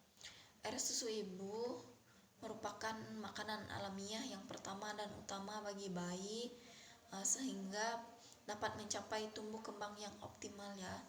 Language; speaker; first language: Indonesian; native; Indonesian